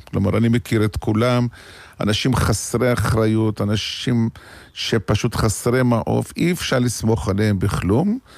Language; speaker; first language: Hebrew; native; Hebrew